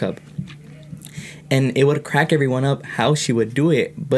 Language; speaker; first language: English; early bilingual, other home language; Spanish